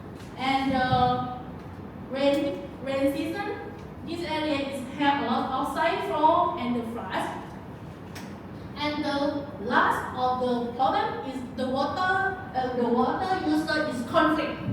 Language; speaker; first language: English; non-native, learner; Thai